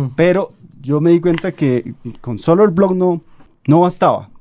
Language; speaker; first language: Spanish; native; Spanish